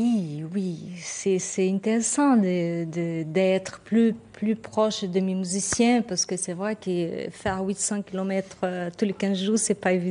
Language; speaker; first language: French; non-native, fluent; Portuguese